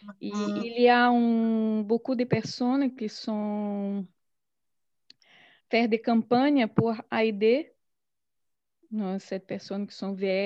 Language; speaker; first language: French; non-native, learner; Portuguese